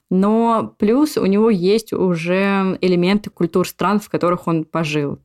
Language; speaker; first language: Russian; native; Russian